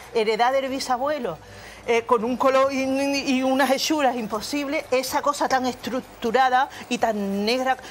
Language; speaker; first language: Spanish; native; Spanish